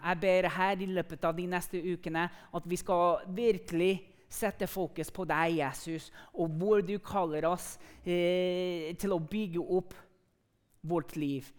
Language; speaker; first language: Norwegian; non-native, fluent; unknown